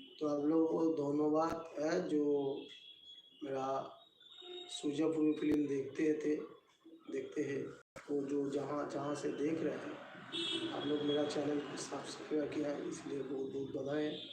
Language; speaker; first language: Hindi; non-native, local second language; Bangla